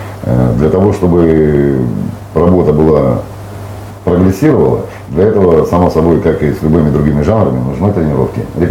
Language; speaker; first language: Russian; native; Russian